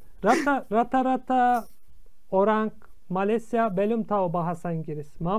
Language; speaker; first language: Indonesian; non-native, learner; Turkish